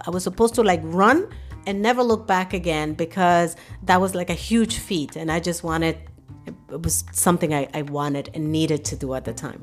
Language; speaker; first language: English; early bilingual, other home language; Spanish